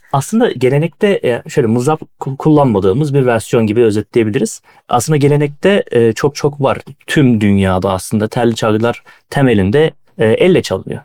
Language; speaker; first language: Turkish; native; Turkish